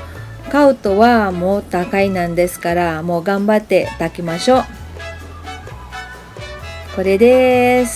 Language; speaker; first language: Japanese; non-native, fluent; Filipino